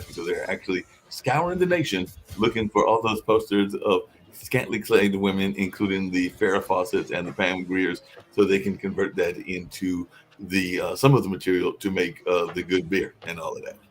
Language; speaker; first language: English; native; English